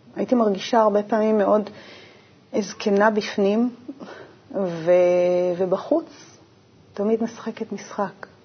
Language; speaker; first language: Hebrew; native; Hebrew